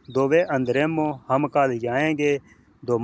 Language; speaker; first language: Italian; non-native, fluent; Punjabi